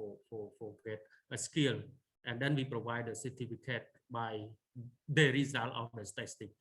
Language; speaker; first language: English; non-native, learner; Khmer